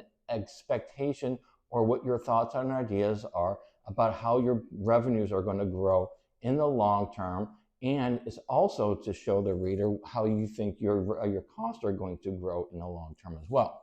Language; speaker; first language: English; native; English